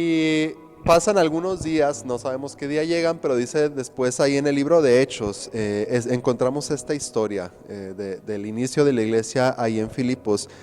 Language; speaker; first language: Spanish; native; Spanish